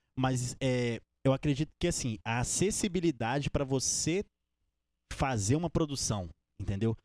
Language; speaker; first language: Portuguese; native; Portuguese